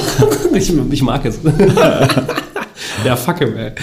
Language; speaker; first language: German; native; German